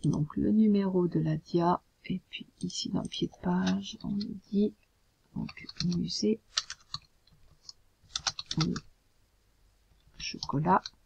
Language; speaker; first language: French; native; French